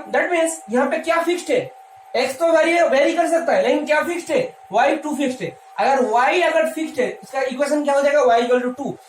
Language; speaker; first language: Hindi; non-native, local second language; Bangla